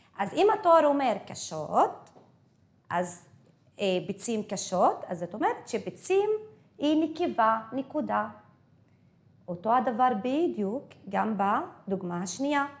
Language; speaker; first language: Hebrew; non-native, local second language; Arabic